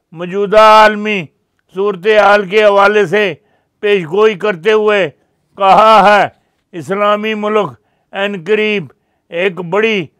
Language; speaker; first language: Urdu; non-native, local second language; Punjabi